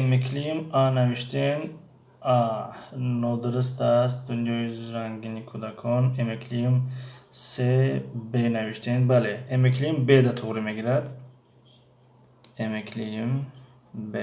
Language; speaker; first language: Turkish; non-native, fluent; Tajik